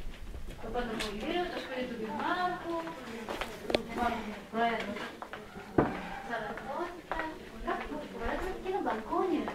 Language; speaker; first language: Greek; native; Greek